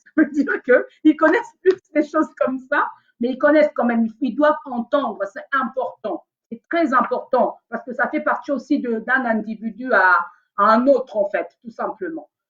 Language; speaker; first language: French; non-native, local second language; Lingala